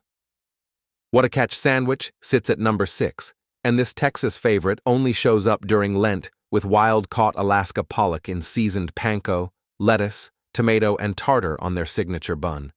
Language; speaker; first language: English; native; English